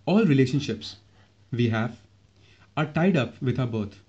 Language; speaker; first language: English; non-native, local second language; Hindi